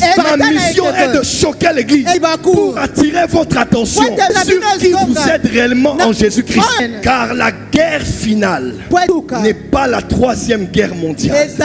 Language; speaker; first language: French; non-native, local second language; Lingala